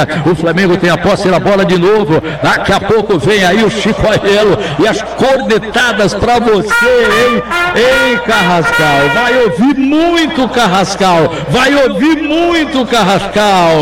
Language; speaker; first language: Portuguese; native; Portuguese